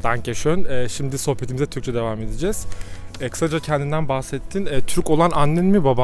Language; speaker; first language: Turkish; native; Turkish